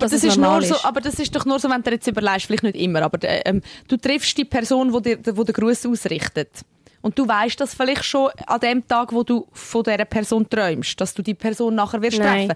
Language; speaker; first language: German; native; German